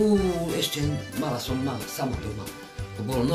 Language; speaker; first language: Slovak; non-native, local second language; Hungarian